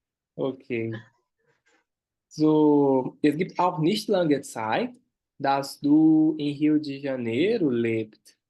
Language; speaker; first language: German; non-native, fluent; Portuguese